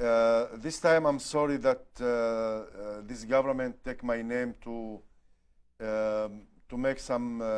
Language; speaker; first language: English; non-native, learner; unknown